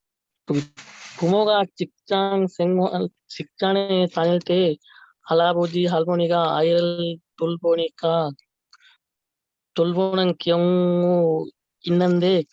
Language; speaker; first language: Korean; non-native, learner; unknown